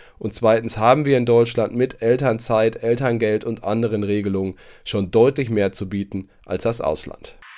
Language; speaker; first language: German; native; German